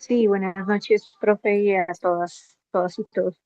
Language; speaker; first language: Spanish; native; Spanish